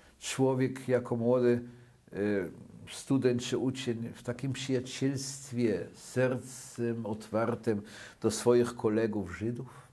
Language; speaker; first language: Polish; early bilingual, other home language; Yiddish